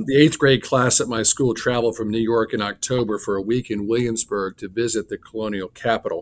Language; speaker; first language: English; native; English